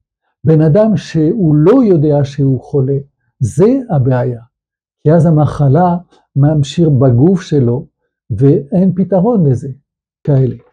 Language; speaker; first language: Hebrew; non-native, fluent; French